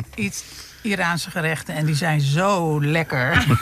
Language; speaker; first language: Dutch; native; Dutch